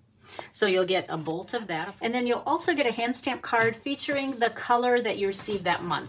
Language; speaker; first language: English; native; English